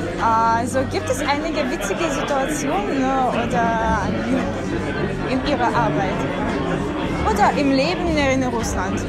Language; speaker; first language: German; non-native, learner; Russian